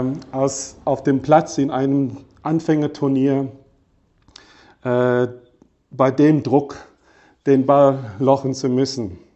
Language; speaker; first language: German; non-native, fluent; English